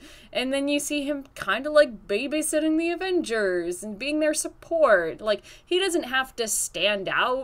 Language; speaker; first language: English; native; English